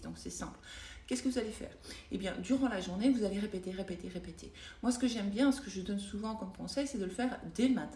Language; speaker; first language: French; native; French